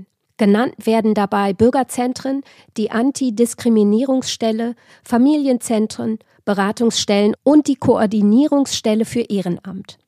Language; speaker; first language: German; native; German